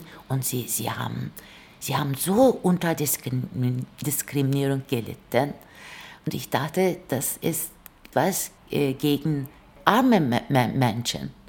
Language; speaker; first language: German; non-native, fluent; Turkish